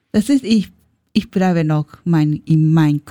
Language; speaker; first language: German; non-native, learner; Japanese